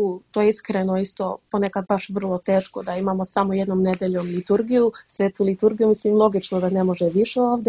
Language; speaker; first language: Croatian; early bilingual, heritage; Dutch